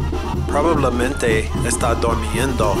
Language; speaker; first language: Spanish; non-native, learner; English